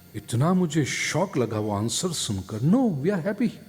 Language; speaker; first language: Hindi; non-native, local second language; Gujarati